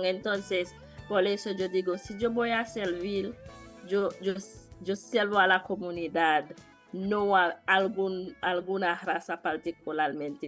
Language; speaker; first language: Spanish; non-native, learner; Haitian Creole